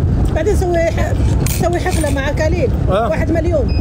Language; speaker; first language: Arabic; non-native, learner; Pashto